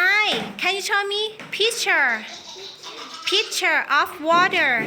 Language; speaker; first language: English; non-native, learner; Thai